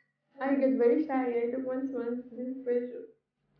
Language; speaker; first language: English; non-native, learner; Spanish